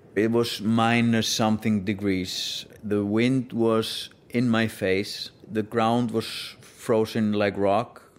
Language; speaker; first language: English; non-native, fluent; Icelandic